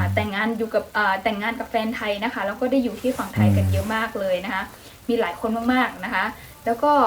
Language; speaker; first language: Thai; non-native, fluent; Burmese